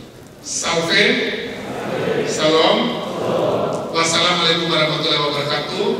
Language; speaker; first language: Indonesian; native; Indonesian